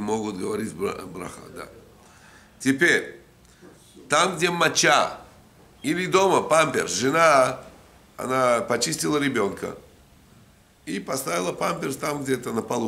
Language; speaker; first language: Russian; native; Russian